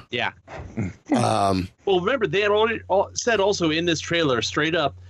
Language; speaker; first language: English; native; English